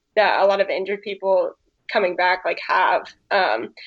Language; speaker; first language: English; native; English